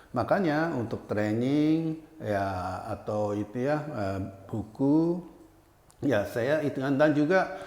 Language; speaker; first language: Indonesian; non-native, fluent; Japanese